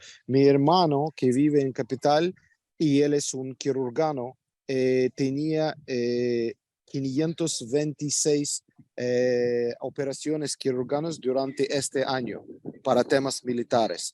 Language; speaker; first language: Spanish; non-native, fluent; Ukrainian